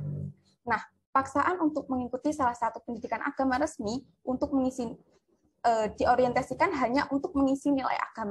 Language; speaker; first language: Indonesian; native; Indonesian